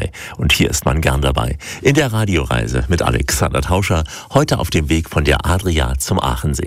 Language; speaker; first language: German; native; German